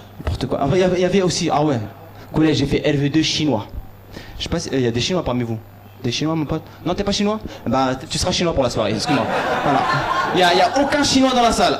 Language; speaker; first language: French; early bilingual, other home language; Arabic